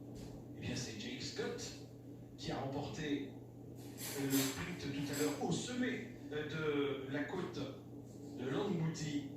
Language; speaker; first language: French; native; French